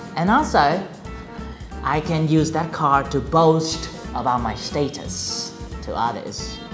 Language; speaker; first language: English; non-native, fluent; Vietnamese